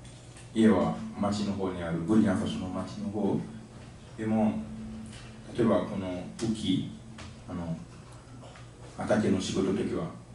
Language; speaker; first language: Japanese; non-native, fluent; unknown